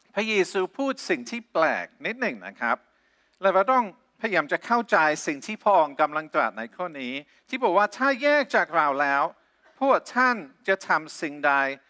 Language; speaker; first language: Thai; non-native, fluent; English